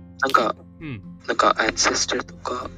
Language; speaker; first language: Japanese; non-native, fluent; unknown